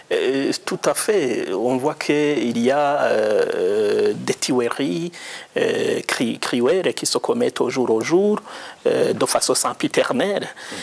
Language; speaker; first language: French; non-native, local second language; Rundi